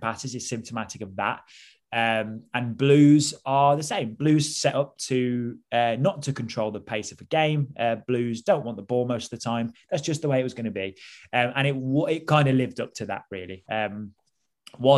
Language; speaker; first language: English; native; English